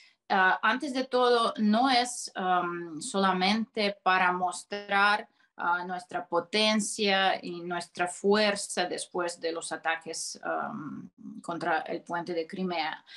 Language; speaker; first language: Spanish; non-native, fluent; Russian